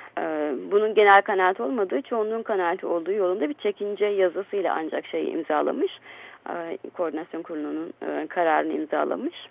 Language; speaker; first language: Turkish; native; Turkish